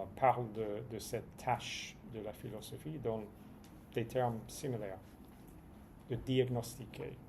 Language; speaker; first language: French; non-native, fluent; English